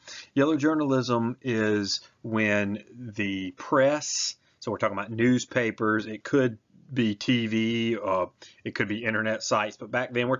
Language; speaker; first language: English; native; English